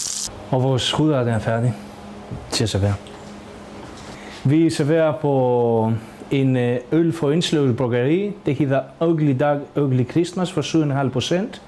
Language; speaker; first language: Danish; non-native, fluent; Greek